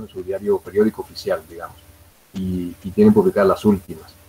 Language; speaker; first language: Spanish; native; Spanish